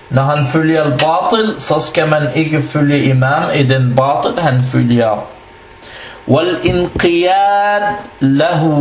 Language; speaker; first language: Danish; non-native, fluent; Arabic